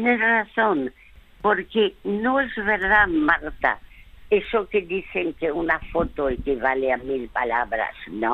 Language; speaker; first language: Spanish; early bilingual, other home language; French